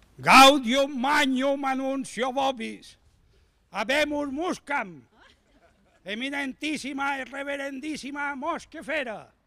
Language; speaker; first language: Catalan; native; Catalan